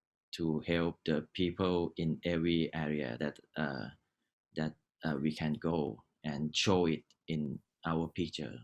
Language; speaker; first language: English; non-native, learner; Thai